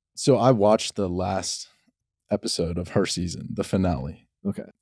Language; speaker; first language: English; native; English